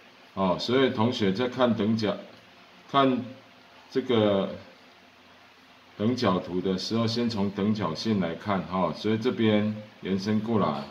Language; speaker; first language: Chinese; native; Chinese